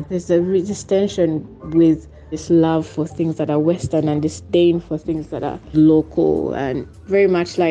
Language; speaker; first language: English; non-native, local second language; Ganda